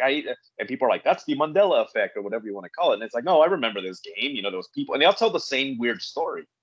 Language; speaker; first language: English; native; English